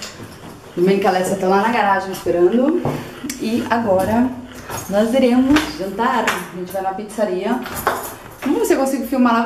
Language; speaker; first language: Portuguese; native; Portuguese